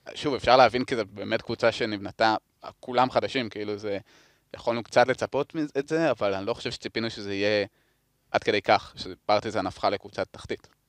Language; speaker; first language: Hebrew; native; Hebrew